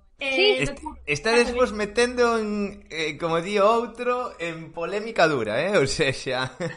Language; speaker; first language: Galician; non-native, local second language; Spanish